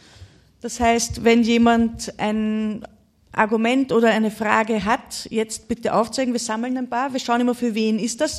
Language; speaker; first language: German; native; German